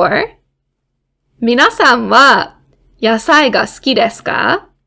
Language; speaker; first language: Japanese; non-native, fluent; English